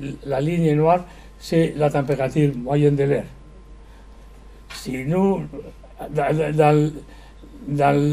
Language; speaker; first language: French; non-native, learner; Spanish